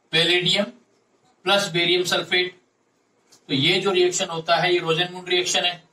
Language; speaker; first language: Hindi; native; Hindi